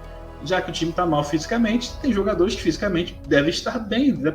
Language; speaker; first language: Portuguese; native; Portuguese